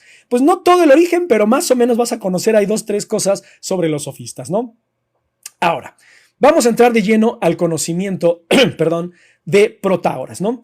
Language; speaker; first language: Spanish; native; Spanish